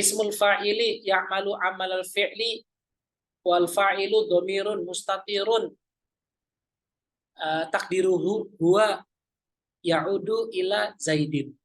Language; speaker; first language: Arabic; non-native, fluent; Indonesian